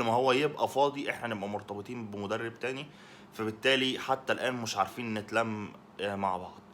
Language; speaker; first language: Arabic; native; Arabic